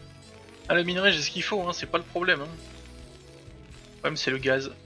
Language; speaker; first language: French; native; French